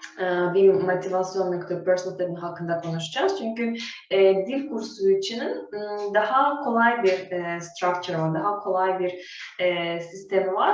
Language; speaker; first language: Turkish; non-native, fluent; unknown